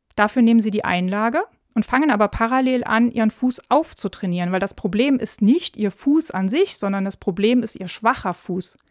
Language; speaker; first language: German; native; German